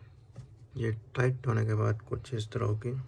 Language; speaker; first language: Hindi; native; Hindi